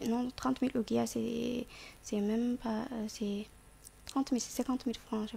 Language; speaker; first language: French; non-native, fluent; Arabic